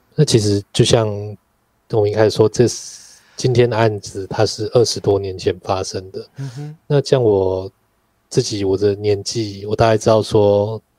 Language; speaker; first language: Chinese; native; Chinese